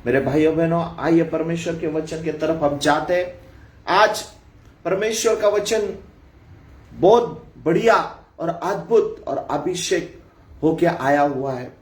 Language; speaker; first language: Hindi; non-native, local second language; Marathi